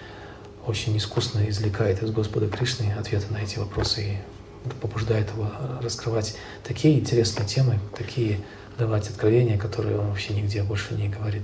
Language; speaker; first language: Russian; native; Russian